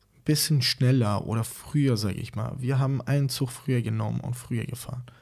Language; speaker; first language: German; non-native, fluent; Persian